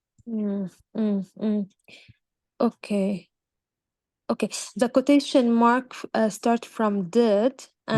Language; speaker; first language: English; non-native, learner; Arabic